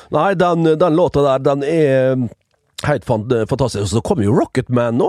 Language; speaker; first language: Norwegian; early bilingual, other home language; Dutch